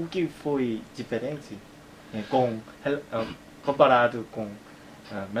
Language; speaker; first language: Portuguese; non-native, learner; Korean